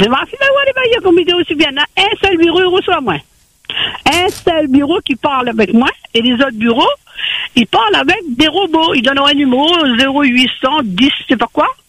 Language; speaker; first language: French; non-native, local second language; Réunion Creole French